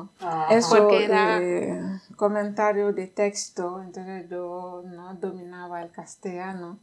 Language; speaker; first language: Spanish; non-native, fluent; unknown